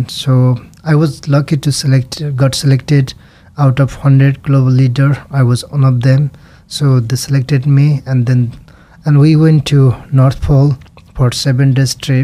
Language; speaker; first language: English; non-native, local second language; Nepali